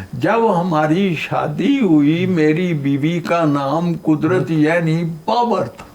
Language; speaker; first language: Urdu; non-native, local second language; Punjabi